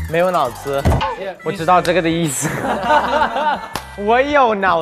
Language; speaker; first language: Chinese; non-native, learner; Thai